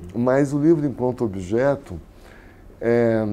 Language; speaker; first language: Portuguese; native; Portuguese